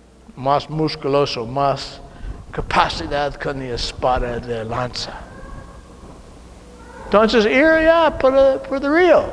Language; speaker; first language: Spanish; non-native, learner; English